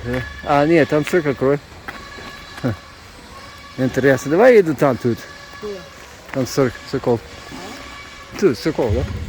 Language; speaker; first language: Russian; non-native, learner; English